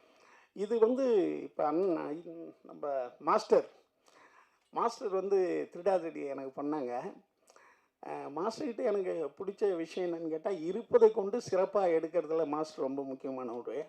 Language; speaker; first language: Tamil; native; Tamil